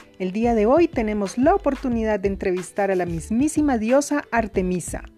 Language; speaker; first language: Spanish; native; Spanish